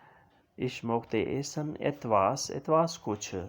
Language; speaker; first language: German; non-native, learner; Urdu